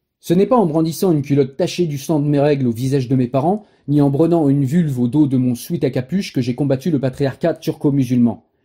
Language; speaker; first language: French; native; French